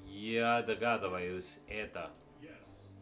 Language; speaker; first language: Russian; non-native, learner; English